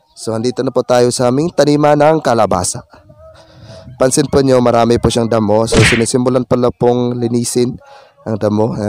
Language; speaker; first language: Filipino; non-native, local second language; Cebuano